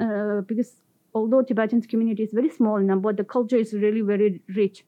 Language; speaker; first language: English; non-native, local second language; Tibetan